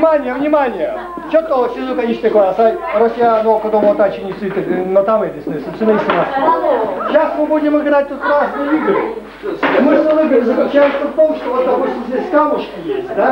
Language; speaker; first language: Russian; native; Russian